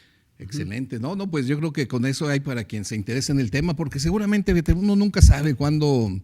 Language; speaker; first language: Spanish; native; Spanish